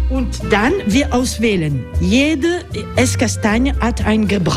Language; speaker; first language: German; non-native, learner; French